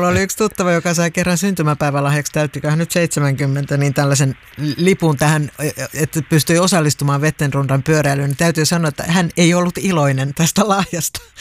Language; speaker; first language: Finnish; native; Finnish